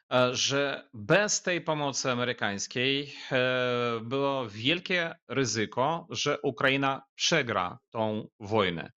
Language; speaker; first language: Polish; non-native, fluent; Ukrainian